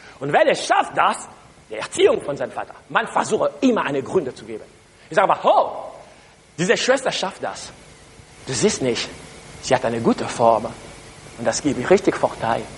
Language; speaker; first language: German; non-native, learner; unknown